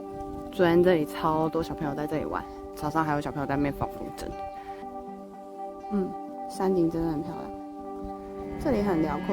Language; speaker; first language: Chinese; native; Chinese